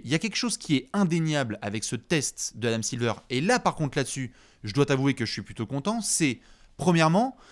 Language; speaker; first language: French; native; French